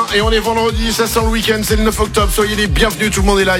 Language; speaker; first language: French; native; French